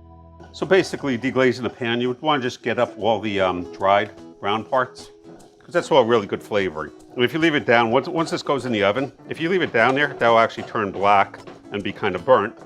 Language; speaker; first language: English; native; English